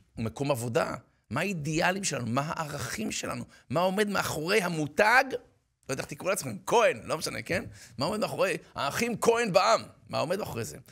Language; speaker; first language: Hebrew; native; Hebrew